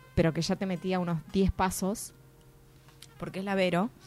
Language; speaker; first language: Spanish; native; Spanish